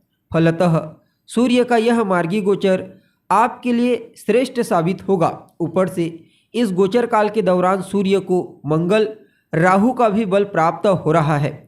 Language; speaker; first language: Hindi; native; Hindi